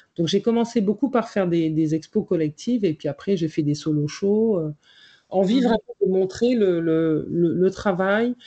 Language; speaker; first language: French; native; French